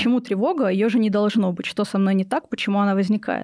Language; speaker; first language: Russian; native; Russian